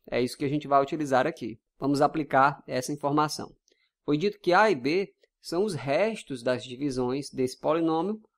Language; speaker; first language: Portuguese; native; Portuguese